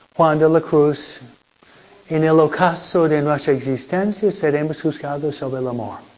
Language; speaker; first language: Spanish; non-native, fluent; English